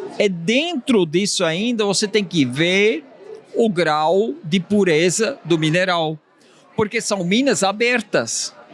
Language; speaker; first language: Portuguese; non-native, fluent; Swiss German